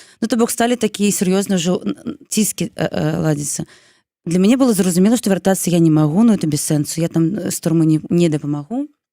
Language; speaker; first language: Belarusian; non-native, local second language; Russian